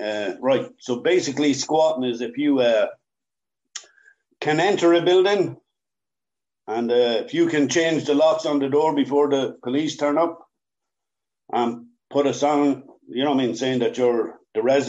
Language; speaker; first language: English; native; English